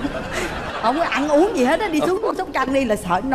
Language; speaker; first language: Vietnamese; native; Vietnamese